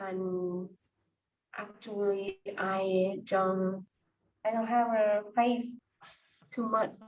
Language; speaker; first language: English; non-native, learner; Vietnamese